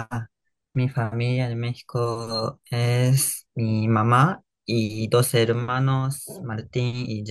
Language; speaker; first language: Spanish; non-native, learner; Japanese